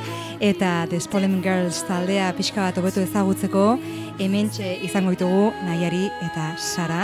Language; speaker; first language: Basque; native; Basque